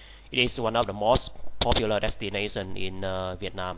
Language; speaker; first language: English; non-native, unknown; Vietnamese